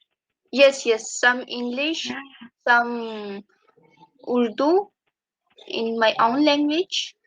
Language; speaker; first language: English; non-native, learner; Urdu